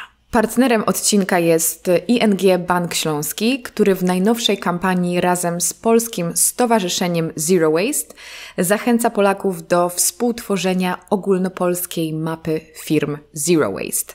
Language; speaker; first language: Polish; native; Polish